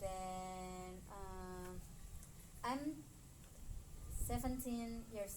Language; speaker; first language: English; non-native, learner; Indonesian